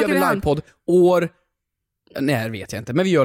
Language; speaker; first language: Swedish; native; Swedish